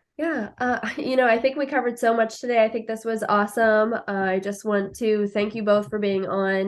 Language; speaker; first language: English; native; English